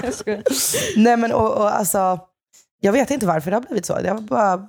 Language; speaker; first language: Swedish; native; Swedish